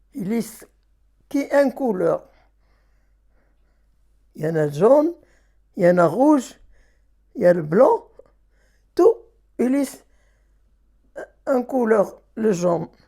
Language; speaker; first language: French; non-native, learner; Arabic